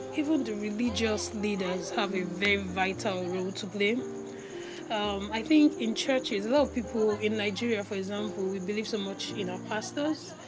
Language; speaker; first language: English; non-native, local second language; Igbo